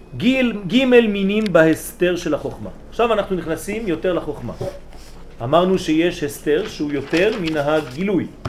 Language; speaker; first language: Hebrew; early bilingual, heritage; Hebrew